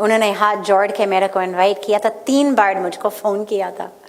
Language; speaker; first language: Hindi; non-native, fluent; English